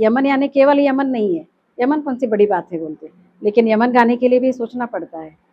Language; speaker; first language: Hindi; non-native, local second language; Kannada